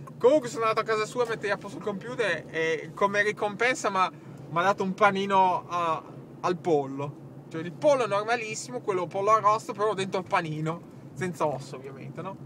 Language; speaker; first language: Italian; native; Italian